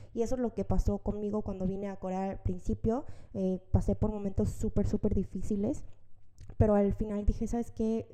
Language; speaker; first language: Spanish; early bilingual, other home language; Korean